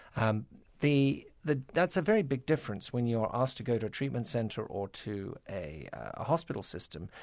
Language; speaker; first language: English; native; English